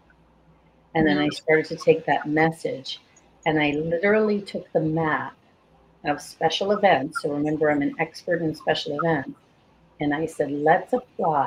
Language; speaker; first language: English; native; English